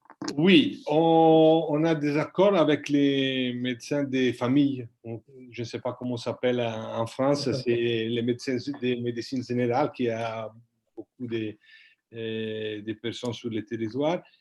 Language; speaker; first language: French; non-native, fluent; Italian